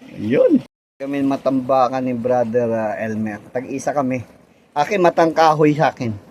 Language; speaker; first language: Filipino; non-native, local second language; Hiligaynon